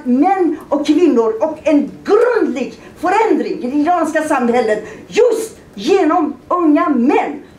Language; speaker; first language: Swedish; non-native, fluent; Persian